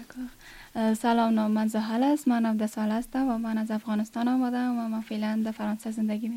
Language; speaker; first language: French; non-native, learner; Persian